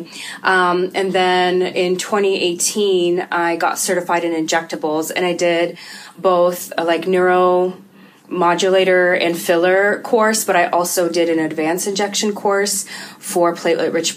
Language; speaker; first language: English; early bilingual, other home language; Russian